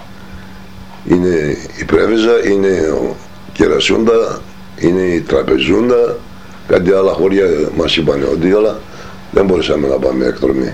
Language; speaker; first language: Greek; non-native, local second language; Turkish